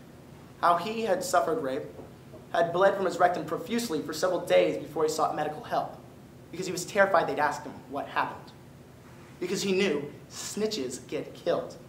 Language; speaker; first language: English; native; English